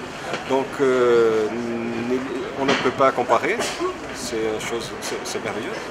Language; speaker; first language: French; non-native, fluent; Portuguese